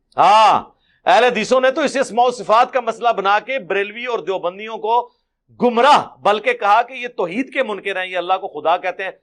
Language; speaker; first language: Urdu; non-native, local second language; Punjabi